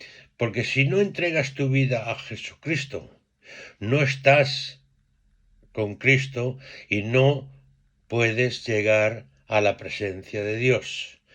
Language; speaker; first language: Spanish; native; Spanish